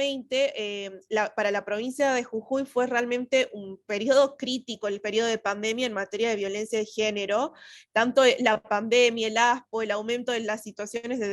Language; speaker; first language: Spanish; native; Spanish